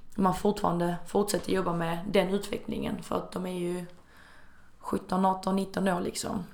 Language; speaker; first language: Swedish; native; Swedish